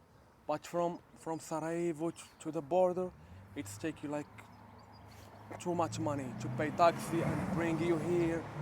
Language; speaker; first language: English; non-native, learner; Arabic